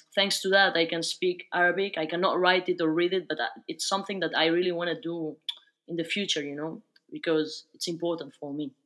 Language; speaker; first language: English; non-native, fluent; Spanish